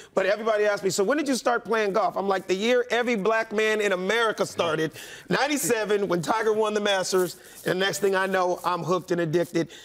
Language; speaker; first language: English; native; English